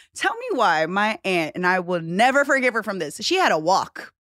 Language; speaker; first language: English; native; English